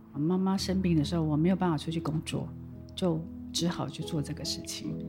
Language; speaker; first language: Chinese; non-native, local second language; Amis